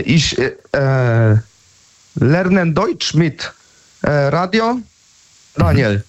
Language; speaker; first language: German; non-native, learner; Polish